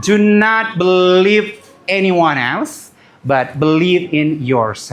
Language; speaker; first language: English; non-native, learner; Indonesian